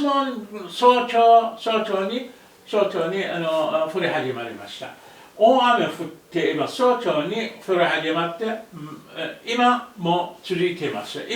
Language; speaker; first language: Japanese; non-native, fluent; Arabic